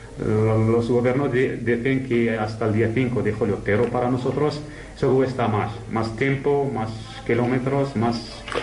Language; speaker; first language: Spanish; non-native, learner; Arabic